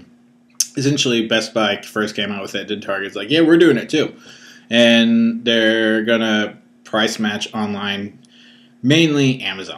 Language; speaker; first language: English; native; English